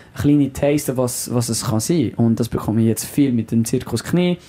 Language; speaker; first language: German; non-native, fluent; French